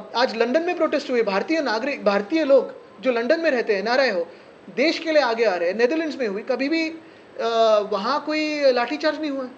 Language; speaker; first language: Hindi; non-native, local second language; Marathi